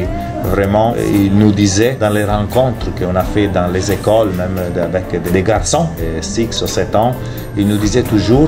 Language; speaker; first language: French; non-native, fluent; Italian